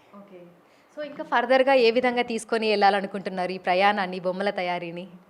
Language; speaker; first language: Telugu; native; Telugu